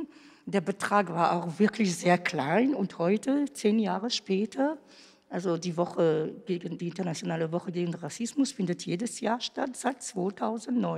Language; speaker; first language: German; non-native, fluent; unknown